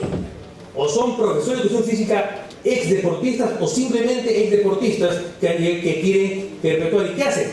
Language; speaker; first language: Spanish; native; Spanish